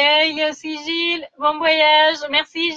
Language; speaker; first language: French; non-native, fluent; Spanish